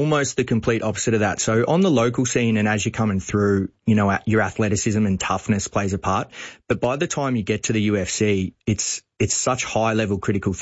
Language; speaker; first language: English; native; English